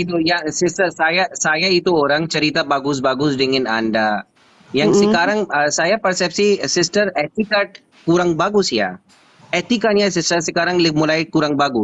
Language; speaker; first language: Indonesian; non-native, learner; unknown